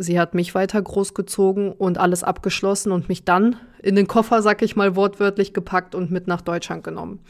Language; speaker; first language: German; early bilingual, other home language; Russian